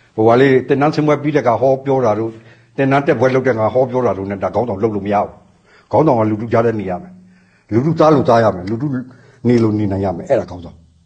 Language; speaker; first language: Burmese; non-native, local second language; S'gaw Karen